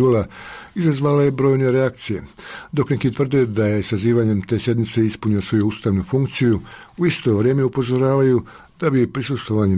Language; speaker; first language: Croatian; native; Croatian